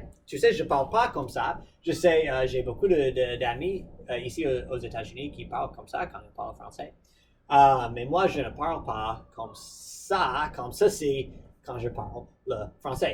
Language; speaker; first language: French; non-native, fluent; English